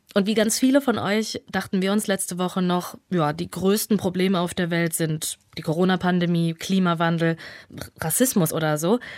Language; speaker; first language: German; early bilingual, other home language; Russian